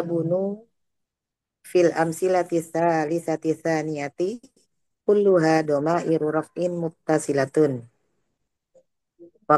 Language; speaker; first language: Arabic; non-native, learner; Indonesian